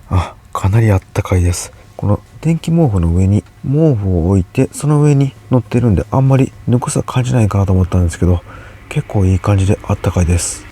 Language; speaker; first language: Japanese; native; Japanese